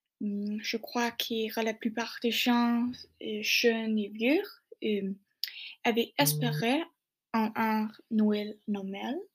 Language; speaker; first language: French; non-native, learner; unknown